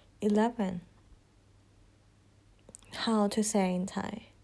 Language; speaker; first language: English; non-native, fluent; Thai